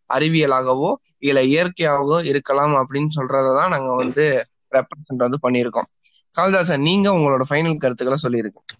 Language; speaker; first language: Tamil; native; Tamil